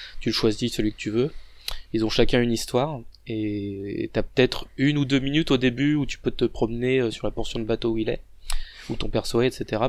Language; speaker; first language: French; native; French